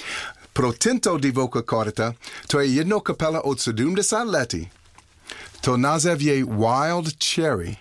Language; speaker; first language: Czech; non-native, learner; English